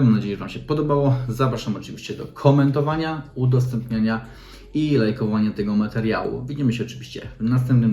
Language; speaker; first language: Polish; native; Polish